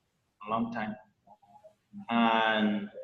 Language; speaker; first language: English; non-native, learner; Spanish